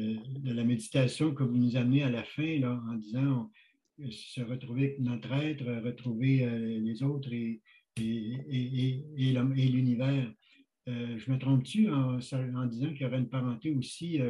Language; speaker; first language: French; native; French